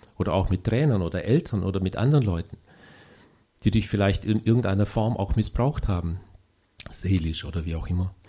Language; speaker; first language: German; native; German